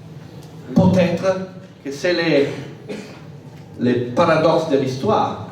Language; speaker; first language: French; non-native, fluent; Italian